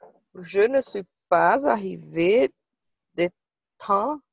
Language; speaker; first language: French; non-native, learner; Portuguese